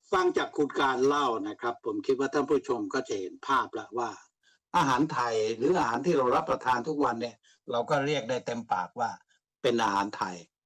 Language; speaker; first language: Thai; native; Thai